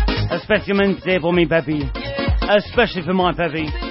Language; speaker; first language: English; native; English